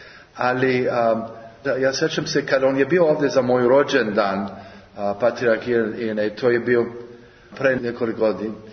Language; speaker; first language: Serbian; non-native, learner; English